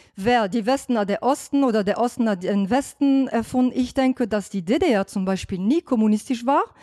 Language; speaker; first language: German; non-native, fluent; French